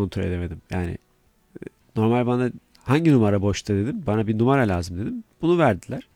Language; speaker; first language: Turkish; native; Turkish